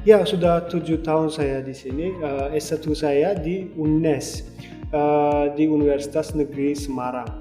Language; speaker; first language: Indonesian; non-native, fluent; Turkmen